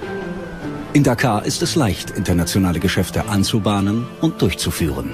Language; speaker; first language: German; native; German